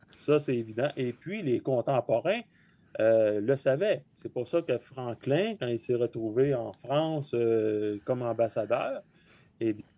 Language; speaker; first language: French; native; French